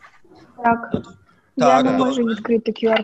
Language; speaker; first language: Ukrainian; non-native, local second language; Russian